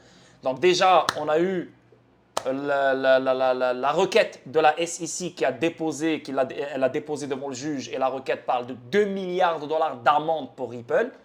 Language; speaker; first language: French; native; French